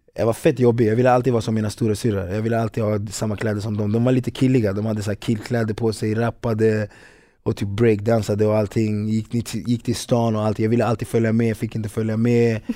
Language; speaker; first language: Swedish; early bilingual, other home language; Ganda